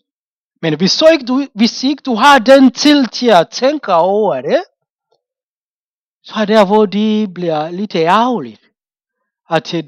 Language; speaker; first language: Danish; non-native, fluent; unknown